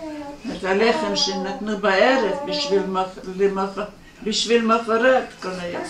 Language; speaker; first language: Hebrew; non-native, fluent; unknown